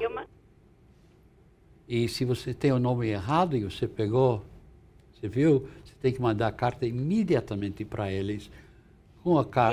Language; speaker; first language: Portuguese; non-native, fluent; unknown